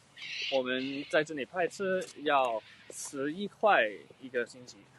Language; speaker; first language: Chinese; early bilingual, heritage; Chinese